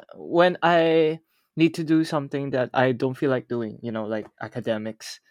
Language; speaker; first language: English; non-native, local second language; Filipino